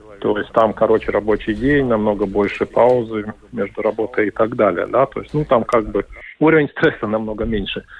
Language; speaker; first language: Russian; non-native, local second language; Latvian